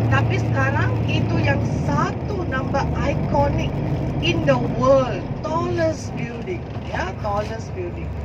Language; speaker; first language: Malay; non-native, local second language; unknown